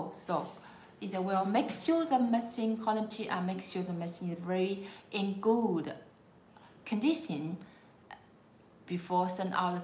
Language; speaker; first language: English; non-native, learner; Chinese